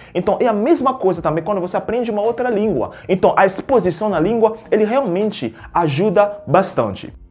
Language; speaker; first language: Portuguese; non-native, fluent; French